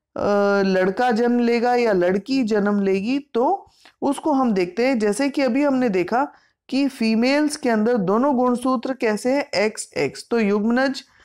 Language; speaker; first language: Hindi; native; Hindi